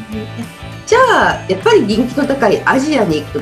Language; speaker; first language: Japanese; native; Japanese